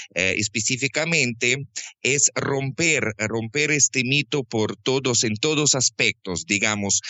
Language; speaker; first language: Spanish; non-native, fluent; Russian